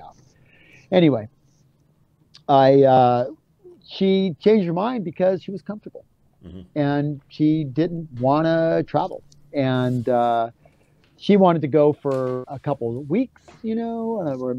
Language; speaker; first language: English; native; English